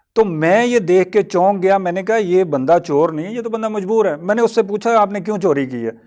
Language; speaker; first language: Urdu; non-native, local second language; Punjabi